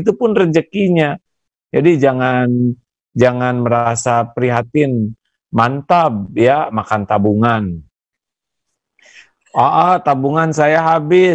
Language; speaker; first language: Indonesian; non-native, local second language; Sundanese